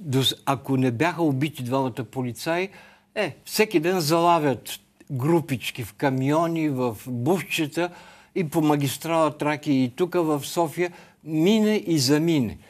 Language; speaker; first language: Bulgarian; native; Bulgarian